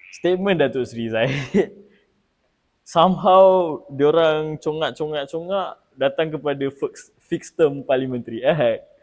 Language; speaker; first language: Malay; non-native, local second language; Tamil